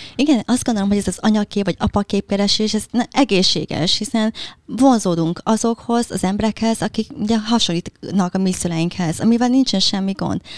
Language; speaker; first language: Hungarian; early bilingual, other home language; Vietnamese